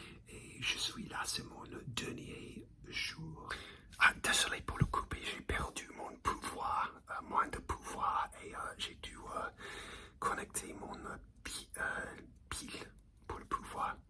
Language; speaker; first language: French; non-native, learner; English